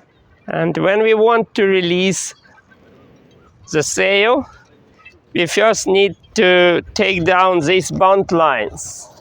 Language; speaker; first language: English; non-native, fluent; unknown